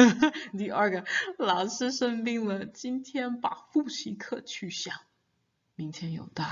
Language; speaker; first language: Chinese; non-native, fluent; English